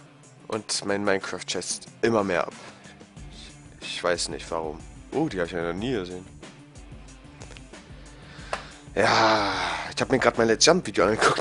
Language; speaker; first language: German; native; German